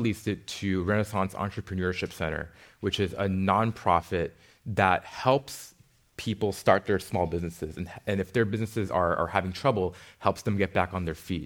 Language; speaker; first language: English; native; English